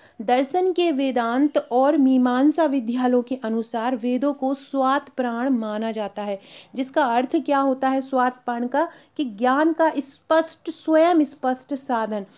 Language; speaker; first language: Hindi; native; Hindi